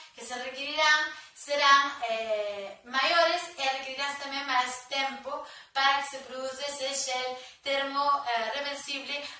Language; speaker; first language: Spanish; non-native, local second language; Galician